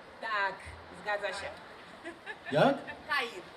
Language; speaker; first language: Polish; non-native, fluent; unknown